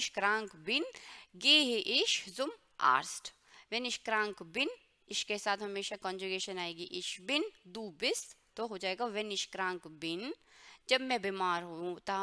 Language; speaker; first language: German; non-native, fluent; Hindi